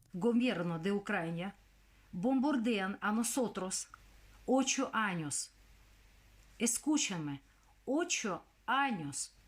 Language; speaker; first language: Spanish; non-native, learner; Russian